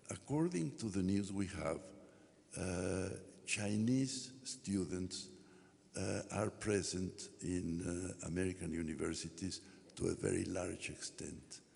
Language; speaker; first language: English; non-native, fluent; Spanish